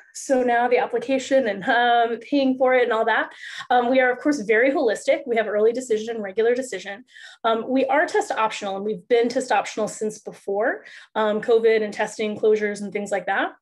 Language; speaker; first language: English; native; English